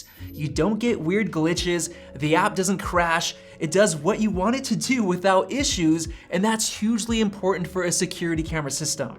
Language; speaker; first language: English; native; English